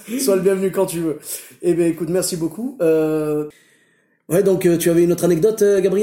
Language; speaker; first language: French; native; French